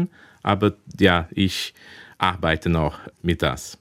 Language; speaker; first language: German; early bilingual, heritage; German